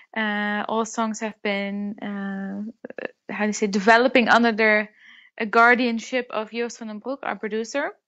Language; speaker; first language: English; non-native, fluent; Dutch